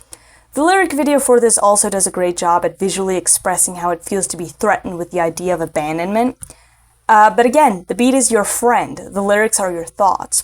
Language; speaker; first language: English; native; English